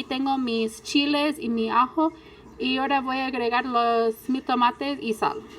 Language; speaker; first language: Spanish; non-native, learner; English